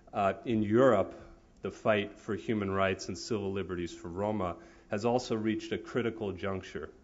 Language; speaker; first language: English; native; English